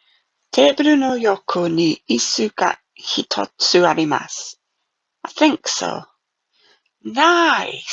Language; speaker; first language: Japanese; non-native, learner; English